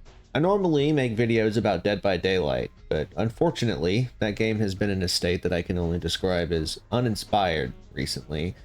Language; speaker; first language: English; native; English